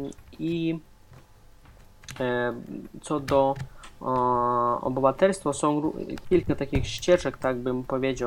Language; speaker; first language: Polish; non-native, fluent; Russian